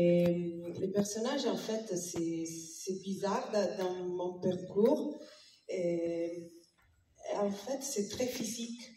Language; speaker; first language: French; non-native, learner; Italian